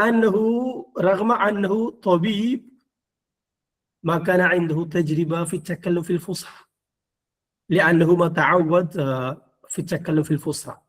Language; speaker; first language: Arabic; non-native, fluent; Malayalam